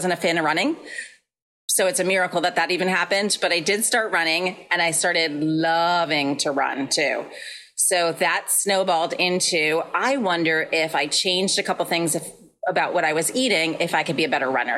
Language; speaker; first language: English; native; English